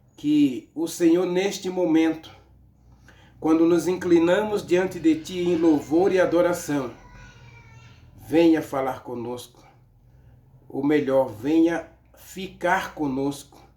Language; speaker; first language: Portuguese; native; Portuguese